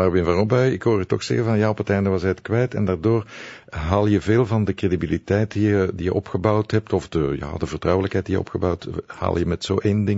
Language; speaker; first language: Dutch; native; Dutch